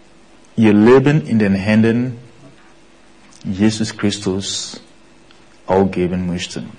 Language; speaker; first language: German; non-native, fluent; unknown